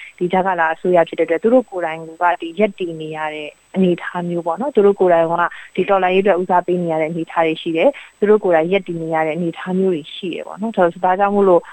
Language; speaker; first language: Burmese; native; Burmese